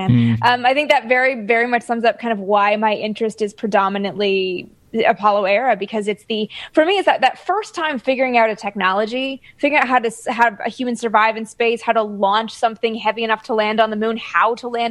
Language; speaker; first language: English; native; English